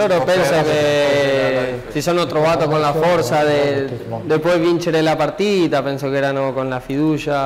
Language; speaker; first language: Italian; non-native, learner; Spanish